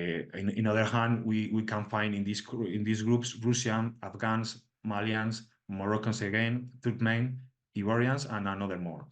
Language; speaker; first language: English; non-native, learner; Spanish